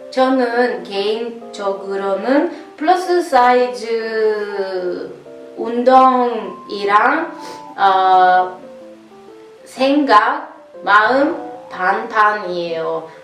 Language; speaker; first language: Korean; non-native, learner; Italian